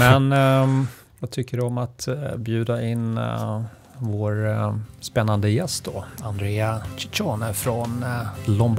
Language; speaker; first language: Swedish; native; Swedish